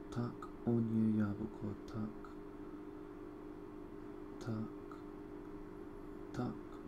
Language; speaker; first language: Polish; non-native, learner; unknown